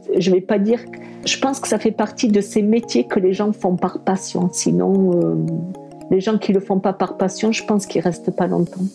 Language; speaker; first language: French; early bilingual, other home language; Spanish